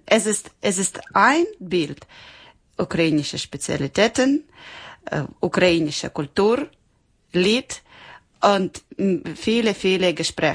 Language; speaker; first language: German; non-native, learner; Ukrainian